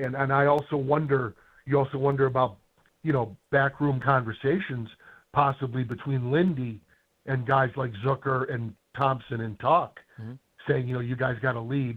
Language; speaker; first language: English; native; English